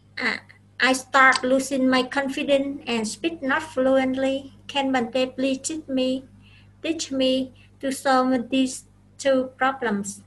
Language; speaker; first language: English; non-native, fluent; Vietnamese